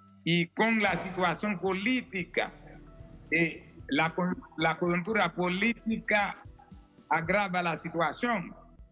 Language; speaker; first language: Spanish; non-native, fluent; Haitian Creole